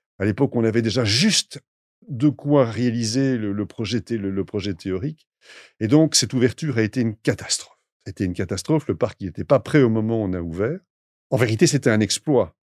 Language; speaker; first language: French; native; French